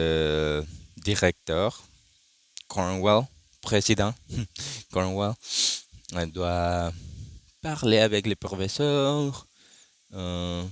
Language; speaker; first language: French; non-native, learner; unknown